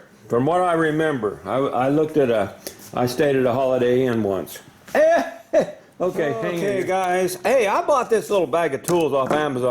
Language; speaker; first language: English; native; English